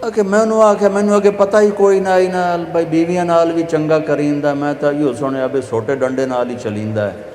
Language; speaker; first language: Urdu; non-native, local second language; Punjabi